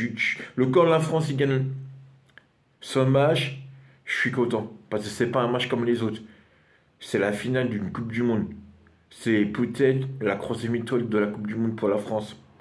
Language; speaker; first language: French; non-native, fluent; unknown